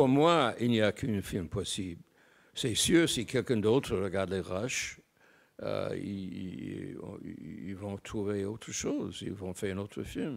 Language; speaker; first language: French; non-native, fluent; English